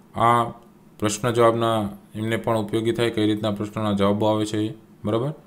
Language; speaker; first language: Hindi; non-native, local second language; Gujarati